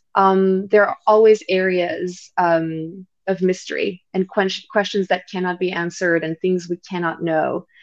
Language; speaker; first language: English; non-native, fluent; French